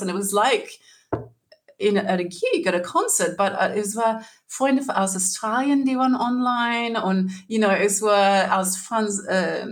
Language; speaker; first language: German; non-native, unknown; English